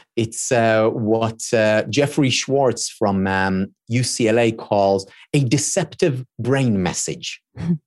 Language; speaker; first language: English; non-native, fluent; Hebrew